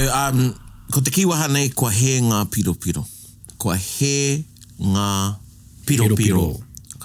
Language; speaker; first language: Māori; non-native, local second language; English